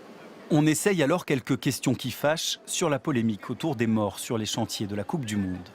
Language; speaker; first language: French; native; French